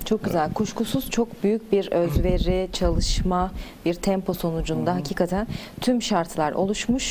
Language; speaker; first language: Turkish; native; Turkish